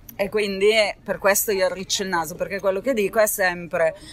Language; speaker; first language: Italian; native; Italian